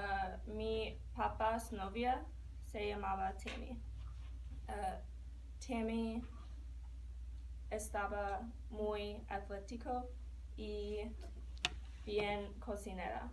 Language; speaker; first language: Spanish; non-native, learner; English